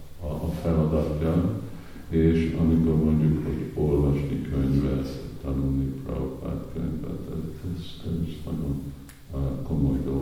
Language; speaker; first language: Hungarian; native; Hungarian